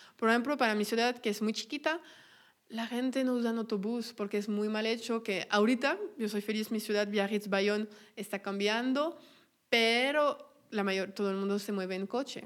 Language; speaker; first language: Spanish; non-native, fluent; French